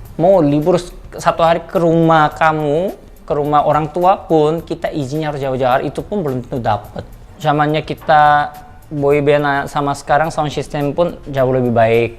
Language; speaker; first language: Indonesian; non-native, fluent; Korean